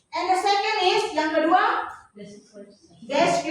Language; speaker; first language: English; non-native, fluent; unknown